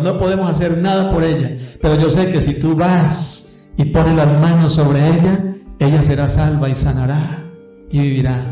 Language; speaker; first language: Spanish; native; Spanish